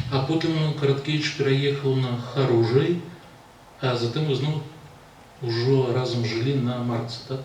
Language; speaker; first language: Belarusian; native; Belarusian